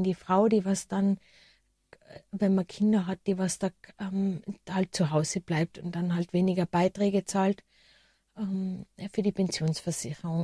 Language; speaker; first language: German; native; German